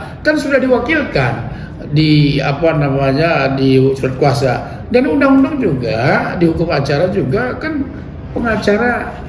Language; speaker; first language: Indonesian; native; Indonesian